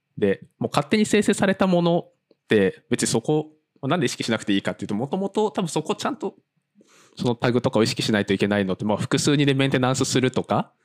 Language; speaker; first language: Japanese; native; Japanese